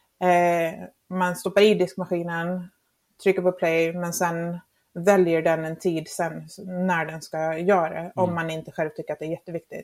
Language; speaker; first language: Swedish; non-native, fluent; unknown